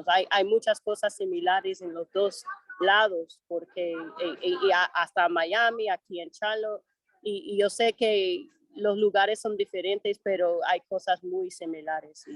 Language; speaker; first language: Spanish; non-native, fluent; English